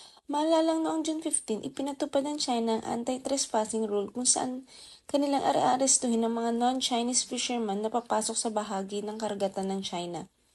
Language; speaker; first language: Filipino; native; Filipino